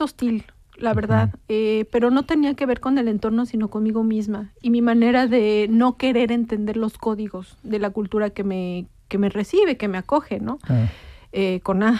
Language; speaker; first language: Spanish; native; Spanish